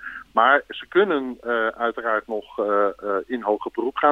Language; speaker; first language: Dutch; native; Dutch